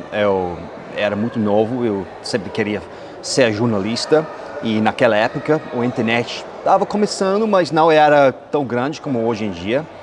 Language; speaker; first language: Portuguese; non-native, fluent; English